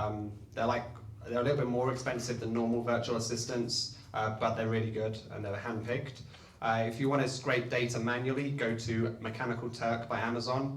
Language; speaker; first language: English; native; English